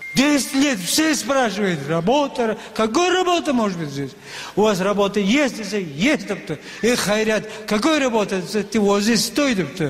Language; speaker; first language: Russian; non-native, local second language; Uzbek